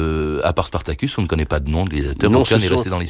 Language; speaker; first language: French; native; French